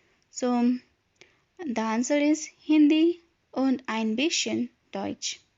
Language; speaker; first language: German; non-native, fluent; Hindi